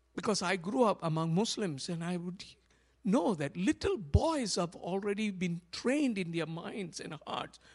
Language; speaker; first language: English; non-native, local second language; Tamil